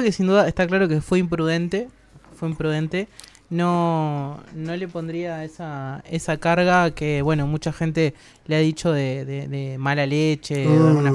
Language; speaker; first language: Spanish; native; Spanish